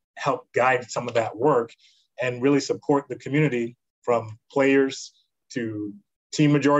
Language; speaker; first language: English; native; English